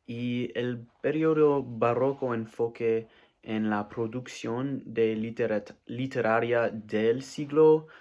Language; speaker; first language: Spanish; non-native, learner; English